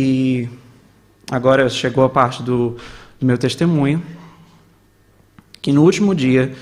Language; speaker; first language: Portuguese; native; Portuguese